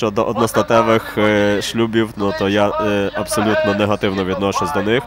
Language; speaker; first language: Ukrainian; native; Ukrainian